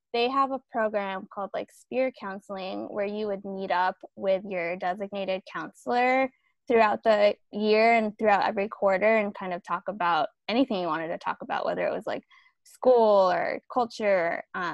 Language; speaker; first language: English; early bilingual, other home language; Filipino